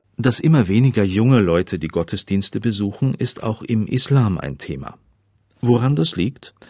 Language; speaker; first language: German; native; German